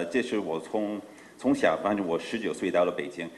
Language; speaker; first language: Chinese; non-native, fluent; English